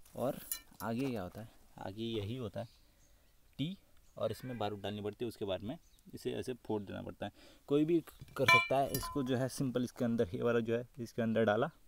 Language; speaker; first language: Hindi; non-native, local second language; Marathi